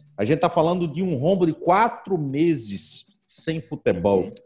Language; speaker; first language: Portuguese; native; Portuguese